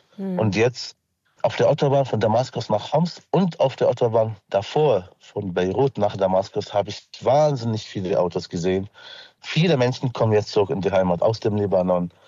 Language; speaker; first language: German; non-native, fluent; Arabic